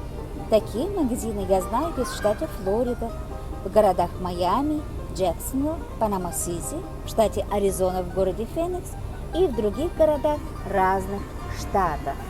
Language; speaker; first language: Russian; non-native, local second language; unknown